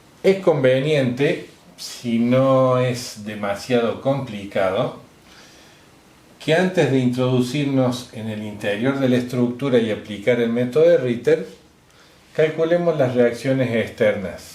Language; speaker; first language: Spanish; native; Spanish